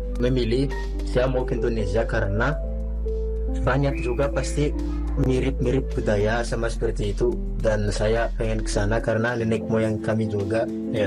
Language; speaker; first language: Indonesian; non-native, fluent; Malagasy